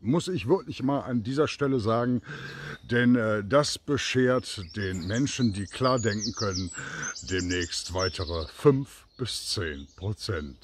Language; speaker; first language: German; native; German